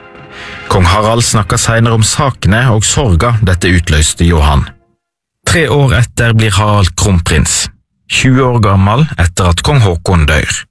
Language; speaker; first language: Norwegian; native; Norwegian